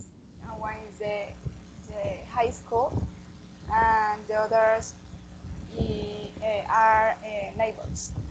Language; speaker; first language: English; non-native, learner; Spanish